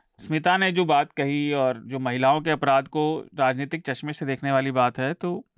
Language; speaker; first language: Hindi; native; Hindi